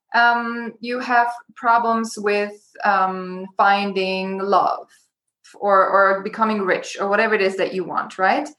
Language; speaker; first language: English; non-native, fluent; German